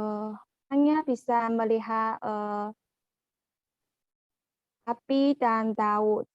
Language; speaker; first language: Indonesian; non-native, learner; Chinese